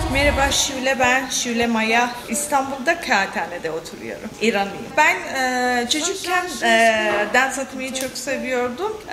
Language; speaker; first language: Turkish; non-native, fluent; Persian